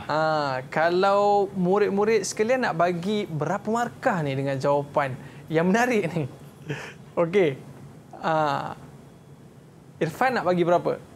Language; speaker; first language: Malay; native; Malay